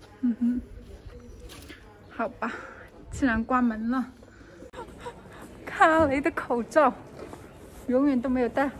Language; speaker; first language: Chinese; native; Chinese